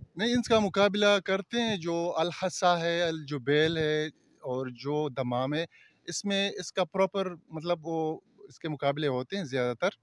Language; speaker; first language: Urdu; non-native, local second language; Pashto